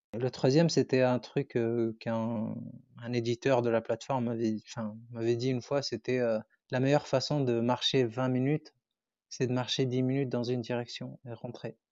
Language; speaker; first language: French; non-native, local second language; Arabic